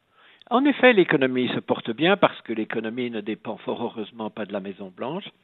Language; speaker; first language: French; native; French